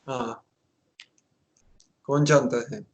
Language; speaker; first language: Hindi; non-native, learner; Russian